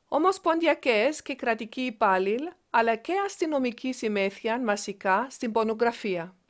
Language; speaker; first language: Greek; non-native, learner; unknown